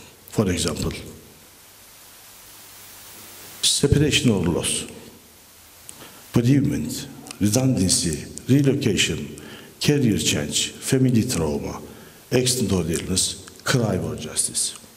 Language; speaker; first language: English; non-native, fluent; Turkish